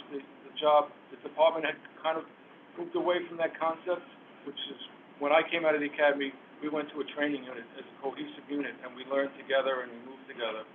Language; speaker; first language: English; native; English